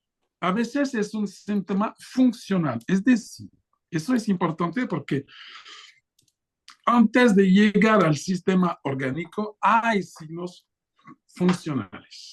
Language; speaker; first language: Spanish; non-native, fluent; French